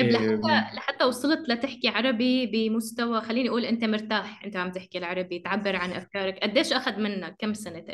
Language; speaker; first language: Arabic; native; Arabic